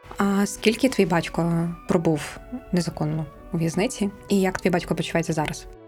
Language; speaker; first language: Ukrainian; native; Ukrainian